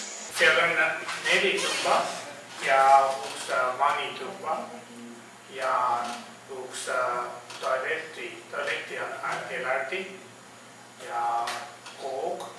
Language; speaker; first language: Estonian; non-native, learner; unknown